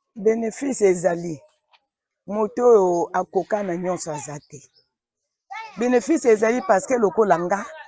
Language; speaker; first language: Lingala; native; Lingala